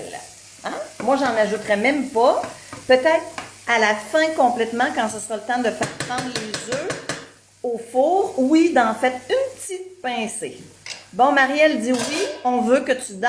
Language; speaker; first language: French; native; French